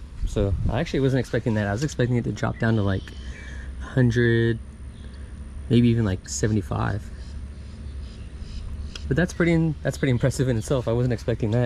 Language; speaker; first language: English; native; English